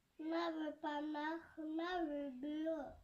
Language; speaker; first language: French; native; French